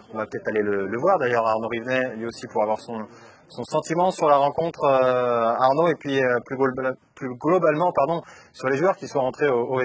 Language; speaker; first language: French; native; French